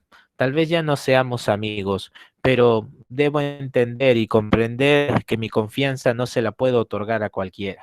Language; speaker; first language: Spanish; native; Spanish